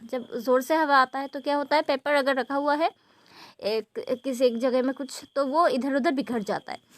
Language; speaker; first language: Hindi; non-native, local second language; Bangla